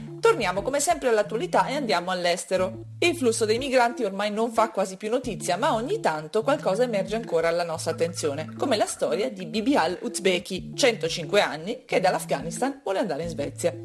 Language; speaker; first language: Italian; native; Italian